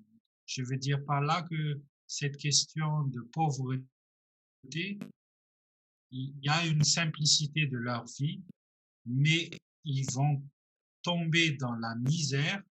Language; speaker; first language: French; non-native, local second language; Malagasy